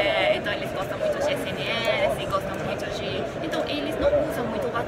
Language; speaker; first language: Portuguese; non-native, learner; Japanese